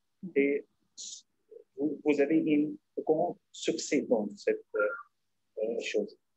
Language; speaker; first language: French; non-native, learner; Arabic